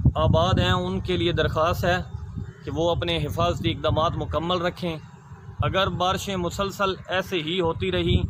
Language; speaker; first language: Urdu; non-native, local second language; Punjabi